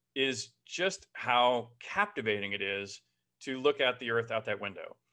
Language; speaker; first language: English; native; English